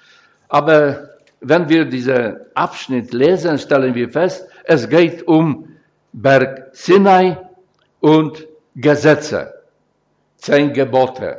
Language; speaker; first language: German; non-native, fluent; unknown